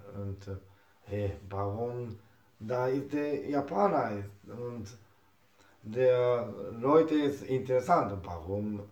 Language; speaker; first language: German; non-native, learner; Japanese